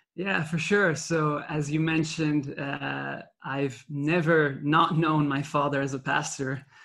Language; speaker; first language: English; non-native, fluent; French